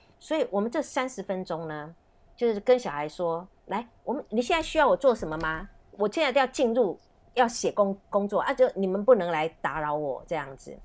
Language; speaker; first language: Chinese; native; Chinese